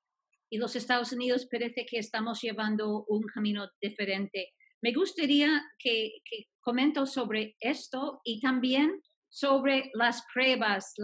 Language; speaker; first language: Spanish; non-native, fluent; English